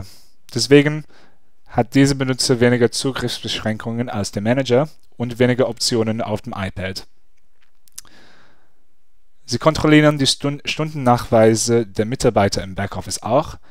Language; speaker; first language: German; non-native, fluent; English